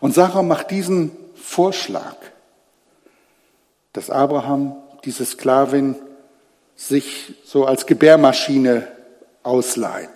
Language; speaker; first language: German; native; German